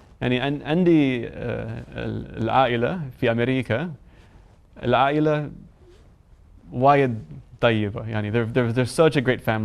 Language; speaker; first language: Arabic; non-native, learner; English